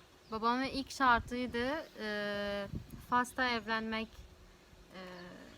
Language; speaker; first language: Turkish; non-native, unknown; Arabic